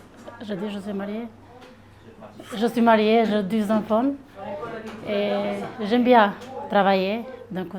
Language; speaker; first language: French; non-native, learner; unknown